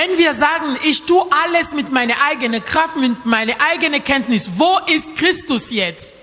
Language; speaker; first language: German; non-native, learner; French